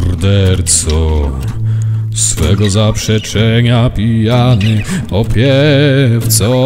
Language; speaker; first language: Polish; native; Polish